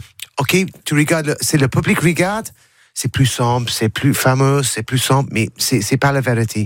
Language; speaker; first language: French; non-native, learner; English